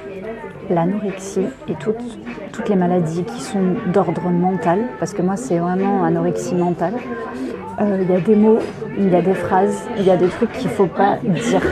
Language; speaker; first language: French; native; French